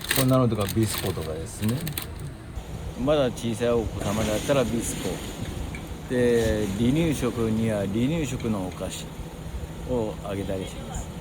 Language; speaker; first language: Japanese; native; Japanese